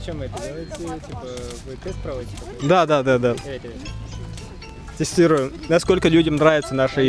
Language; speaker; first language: Russian; non-native, local second language; Chechen